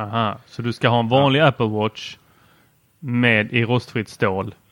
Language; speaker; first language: Swedish; native; Swedish